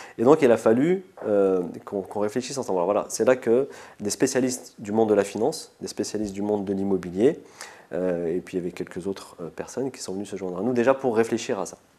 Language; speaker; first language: French; early bilingual, other home language; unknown